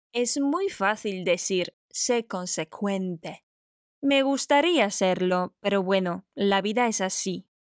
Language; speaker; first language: Spanish; non-native, fluent; Polish